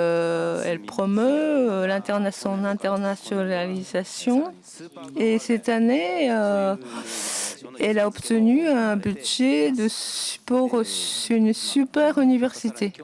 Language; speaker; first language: French; non-native, fluent; Japanese